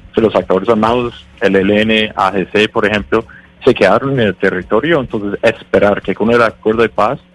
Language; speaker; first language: Spanish; non-native, fluent; English